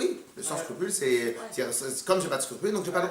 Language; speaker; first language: French; native; French